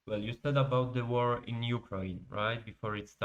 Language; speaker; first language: English; non-native, fluent; Polish